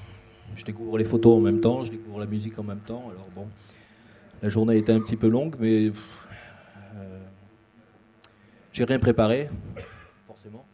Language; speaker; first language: French; native; French